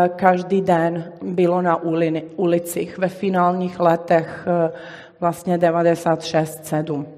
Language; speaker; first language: Czech; non-native, fluent; Serbian